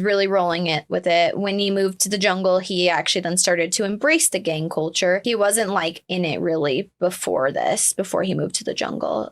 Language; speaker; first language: English; native; English